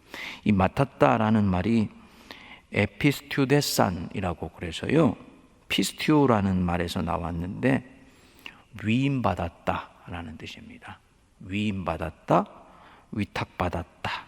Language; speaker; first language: Korean; native; Korean